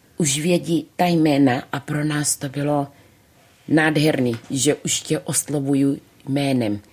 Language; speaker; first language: Czech; early bilingual, other home language; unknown